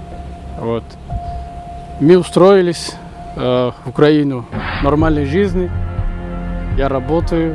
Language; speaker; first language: Russian; non-native, fluent; Somali